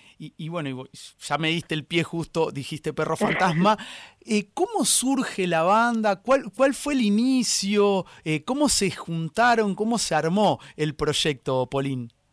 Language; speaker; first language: Spanish; native; Spanish